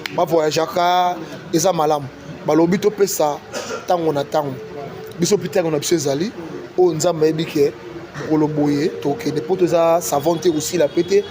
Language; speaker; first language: Lingala; native; Lingala